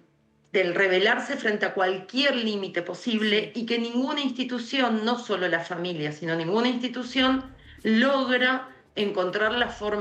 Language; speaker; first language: Spanish; native; Spanish